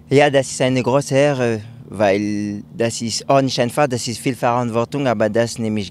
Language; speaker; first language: German; non-native, learner; French